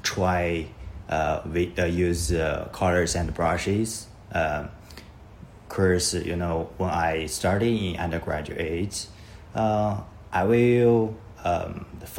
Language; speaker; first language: English; non-native, learner; Chinese